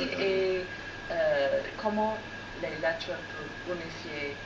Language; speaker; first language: French; non-native, fluent; English